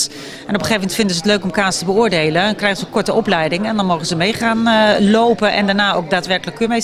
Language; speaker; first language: Dutch; native; Dutch